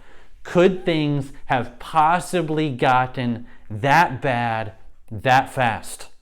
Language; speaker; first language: English; native; English